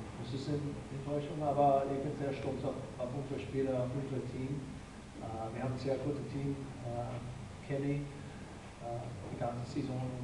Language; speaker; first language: German; non-native, fluent; English